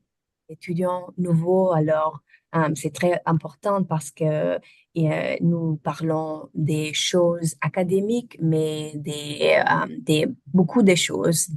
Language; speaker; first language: French; non-native, learner; German